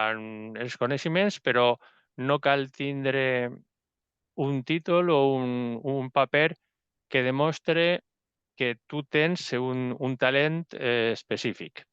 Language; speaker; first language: Catalan; non-native, local second language; Spanish